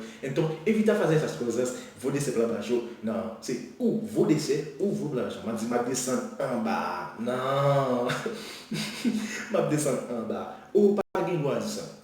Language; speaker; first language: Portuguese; non-native, learner; Haitian Creole